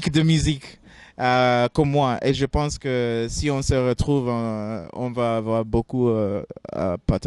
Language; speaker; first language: French; non-native, learner; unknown